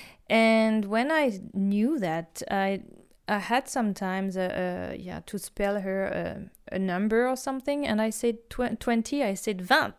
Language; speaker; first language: English; non-native, fluent; French